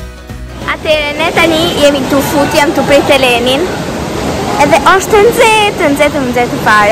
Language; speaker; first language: Albanian; early bilingual, heritage; Albanian